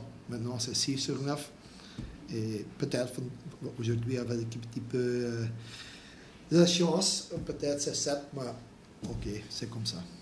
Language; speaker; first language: French; non-native, local second language; Dutch